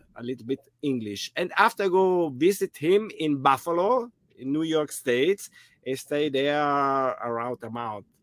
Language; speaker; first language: English; non-native, fluent; German